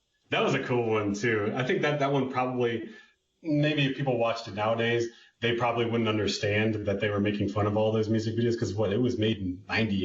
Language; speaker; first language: English; native; English